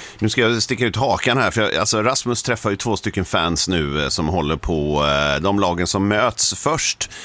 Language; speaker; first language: Swedish; native; Swedish